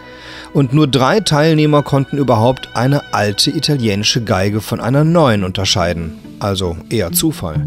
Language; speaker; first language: German; native; German